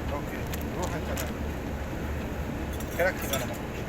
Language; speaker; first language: Arabic; native; Arabic